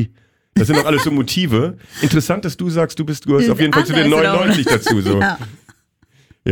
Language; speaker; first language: German; native; German